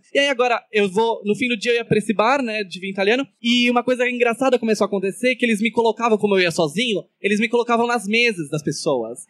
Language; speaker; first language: Portuguese; native; Portuguese